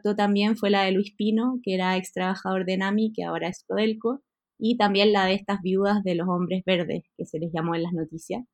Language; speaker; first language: Spanish; native; Spanish